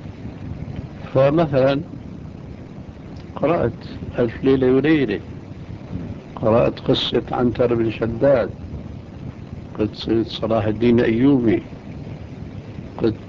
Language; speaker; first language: Arabic; early bilingual, other home language; Albanian